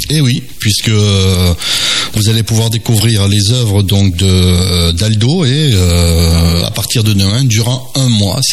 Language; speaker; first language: French; native; French